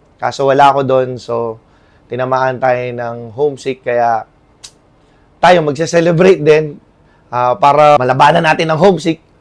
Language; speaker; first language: Filipino; native; Filipino